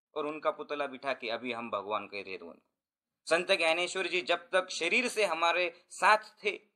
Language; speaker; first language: Hindi; non-native, local second language; Marathi